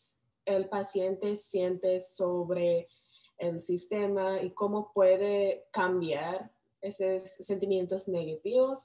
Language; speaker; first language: Spanish; non-native, learner; English